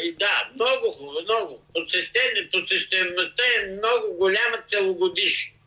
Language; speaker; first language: Bulgarian; native; Bulgarian